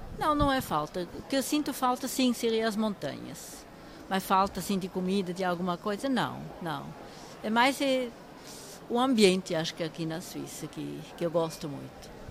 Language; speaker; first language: Portuguese; non-native, fluent; Swiss German